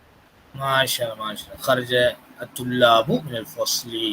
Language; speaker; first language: Arabic; non-native, fluent; Tamil